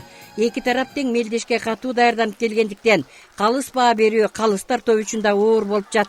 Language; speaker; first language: Kyrgyz; native; Kyrgyz